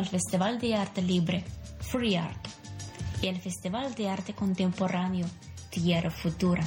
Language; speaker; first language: Spanish; non-native, fluent; Ukrainian